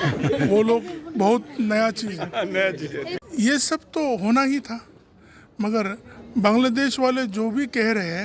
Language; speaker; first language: Hindi; non-native, local second language; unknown